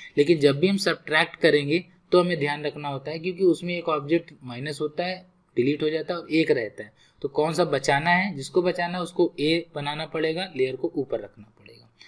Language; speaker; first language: Hindi; native; Hindi